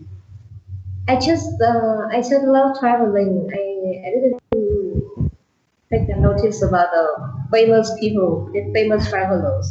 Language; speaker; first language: English; non-native, learner; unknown